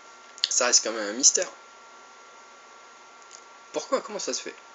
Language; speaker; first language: French; native; French